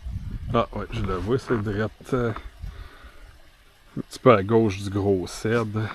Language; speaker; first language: French; native; French